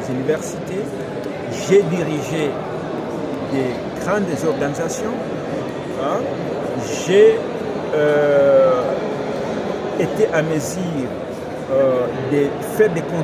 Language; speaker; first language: French; non-native, local second language; Swahili